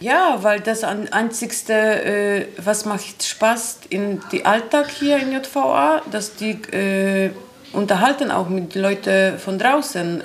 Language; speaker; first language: German; non-native, learner; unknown